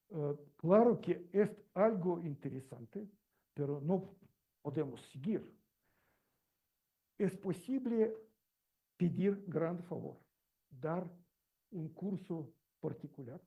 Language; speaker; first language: Spanish; non-native, learner; Russian